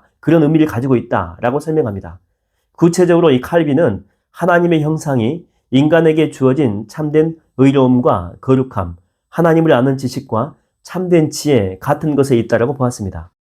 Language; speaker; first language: Korean; native; Korean